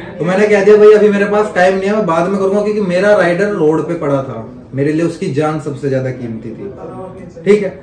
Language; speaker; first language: Hindi; native; Hindi